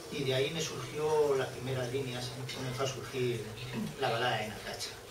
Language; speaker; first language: Spanish; native; Spanish